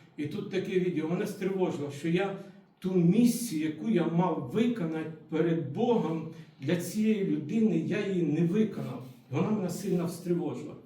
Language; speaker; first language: Ukrainian; non-native, local second language; Russian